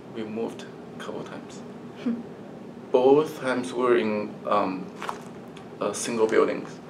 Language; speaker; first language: English; early bilingual, other home language; Chinese